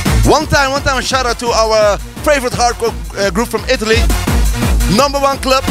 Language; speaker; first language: English; non-native, fluent; Dutch